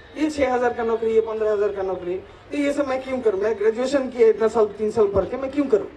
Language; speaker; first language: Hindi; non-native, local second language; Bangla